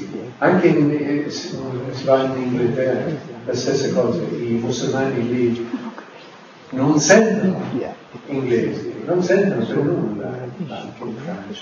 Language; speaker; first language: Italian; non-native, fluent; English